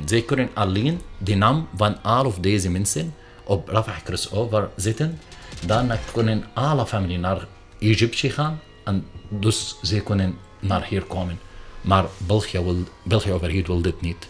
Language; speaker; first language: Dutch; non-native, learner; Arabic